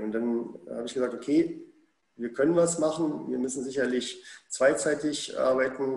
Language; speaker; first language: German; native; German